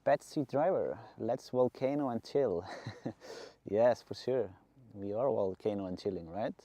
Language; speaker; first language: English; non-native, fluent; Icelandic